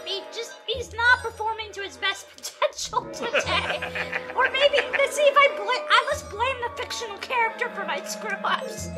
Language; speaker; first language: English; native; English